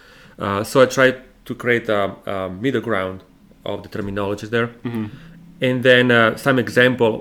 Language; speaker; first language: English; non-native, fluent; Italian